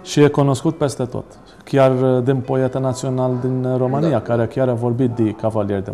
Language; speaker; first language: Romanian; non-native, learner; Maltese